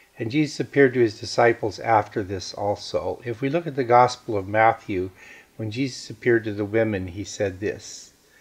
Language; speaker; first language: English; native; English